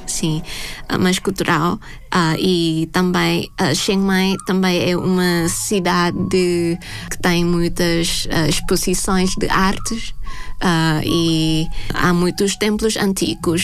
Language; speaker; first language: Portuguese; non-native, fluent; Thai